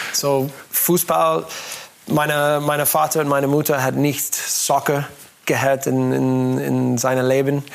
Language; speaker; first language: German; non-native, learner; English